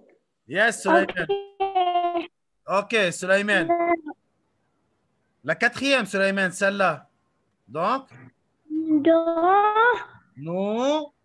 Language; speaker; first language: French; non-native, local second language; Arabic